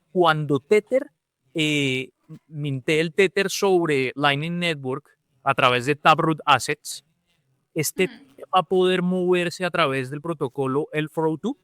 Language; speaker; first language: Spanish; native; Spanish